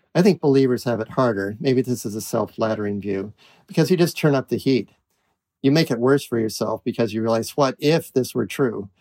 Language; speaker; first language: English; native; English